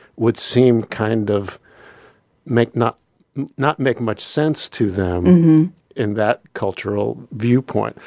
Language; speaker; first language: English; native; English